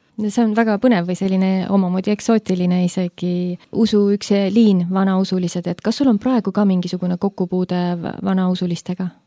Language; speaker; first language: Estonian; native; Estonian